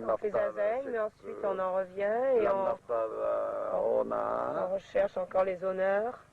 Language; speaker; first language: French; native; French